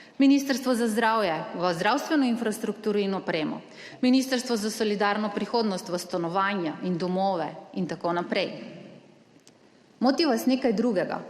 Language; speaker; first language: Slovenian; early bilingual, other home language; Macedonian